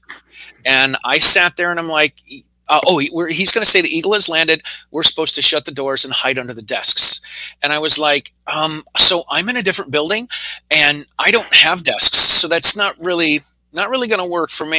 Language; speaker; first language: English; native; English